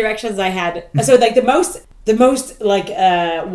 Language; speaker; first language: English; native; English